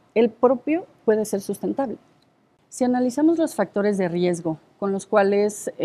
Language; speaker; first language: Spanish; native; Spanish